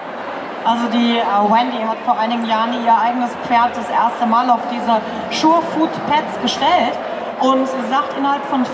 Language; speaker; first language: German; native; German